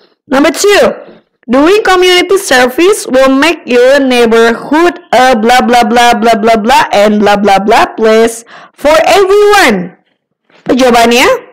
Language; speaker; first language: English; non-native, fluent; Indonesian